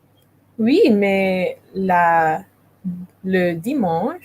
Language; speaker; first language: French; non-native, learner; English